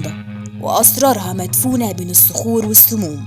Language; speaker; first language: Arabic; native; Arabic